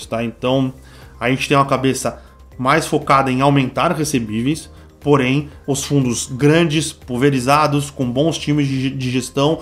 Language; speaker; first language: Portuguese; native; Portuguese